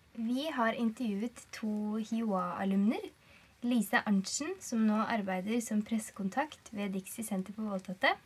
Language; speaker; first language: Norwegian; native; Norwegian